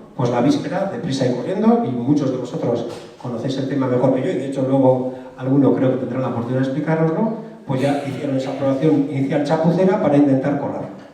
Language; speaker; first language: Spanish; native; Spanish